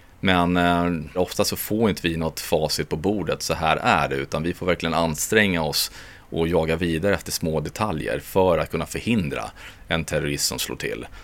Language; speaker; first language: Swedish; native; Swedish